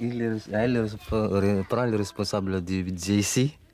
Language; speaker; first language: French; non-native, local second language; Malagasy